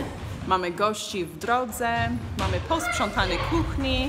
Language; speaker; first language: Polish; non-native, learner; English